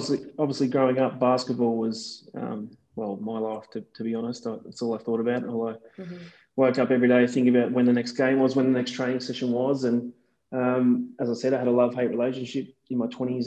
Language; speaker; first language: English; native; English